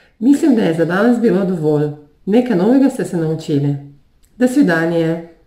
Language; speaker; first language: Slovenian; non-native, fluent; Russian